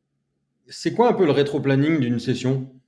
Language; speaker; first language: French; native; French